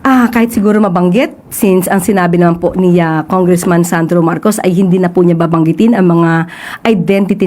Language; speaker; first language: Filipino; native; Filipino